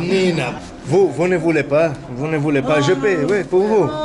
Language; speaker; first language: French; non-native, learner; Spanish